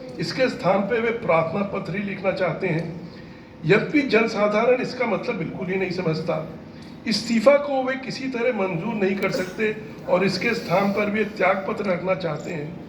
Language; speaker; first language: Hindi; native; Hindi